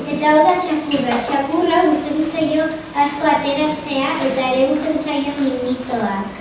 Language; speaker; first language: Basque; non-native, local second language; Spanish